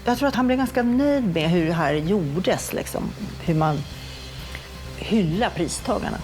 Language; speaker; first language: Swedish; native; Swedish